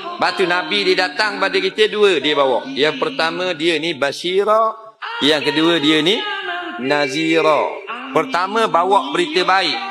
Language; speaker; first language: Malay; native; Malay